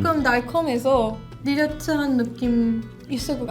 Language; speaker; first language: Korean; non-native, fluent; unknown